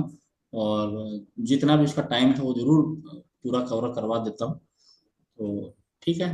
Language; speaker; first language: Hindi; native; Hindi